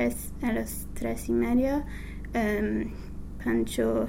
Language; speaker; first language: Spanish; non-native, learner; English